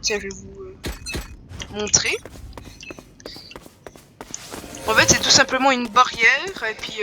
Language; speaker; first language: French; native; French